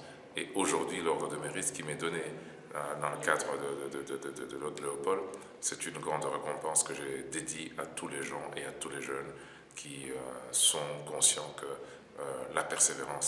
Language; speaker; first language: French; non-native, local second language; Lingala